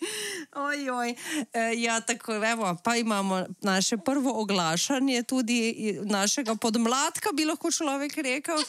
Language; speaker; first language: Slovenian; native; Slovenian